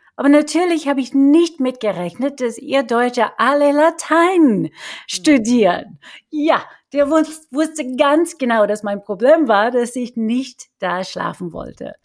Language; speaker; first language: German; non-native, fluent; English